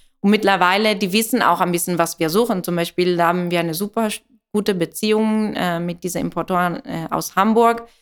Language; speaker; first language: German; non-native, fluent; Italian